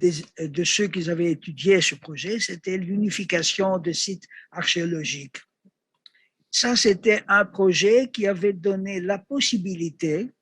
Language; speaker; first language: French; non-native, learner; Greek